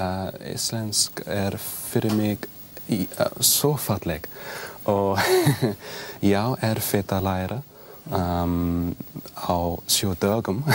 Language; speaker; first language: Icelandic; non-native, learner; English